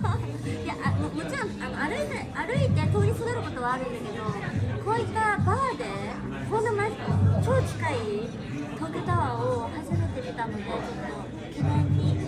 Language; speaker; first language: Japanese; native; Japanese